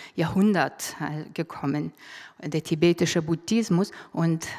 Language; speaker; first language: German; non-native, fluent; Mongolian